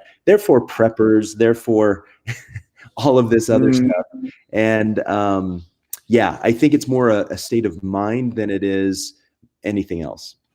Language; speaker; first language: English; native; English